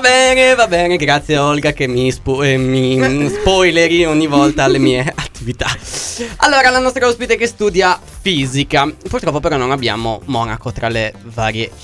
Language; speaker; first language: Italian; native; Italian